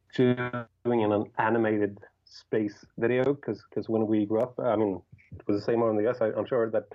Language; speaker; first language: English; non-native, fluent; Swedish